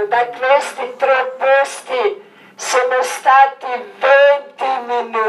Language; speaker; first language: Italian; non-native, learner; Croatian